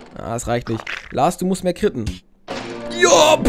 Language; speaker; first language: German; native; German